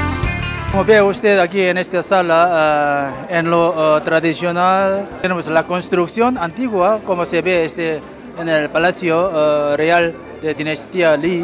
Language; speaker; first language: Spanish; non-native, fluent; Korean